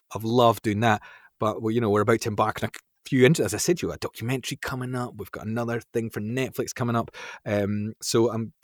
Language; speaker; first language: English; native; English